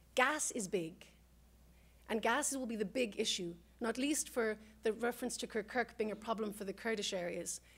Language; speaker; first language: English; native; English